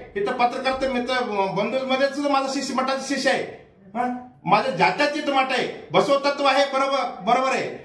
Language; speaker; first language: Marathi; non-native, local second language; Kannada